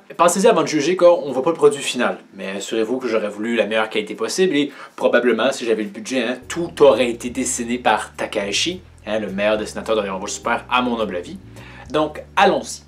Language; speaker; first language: French; native; French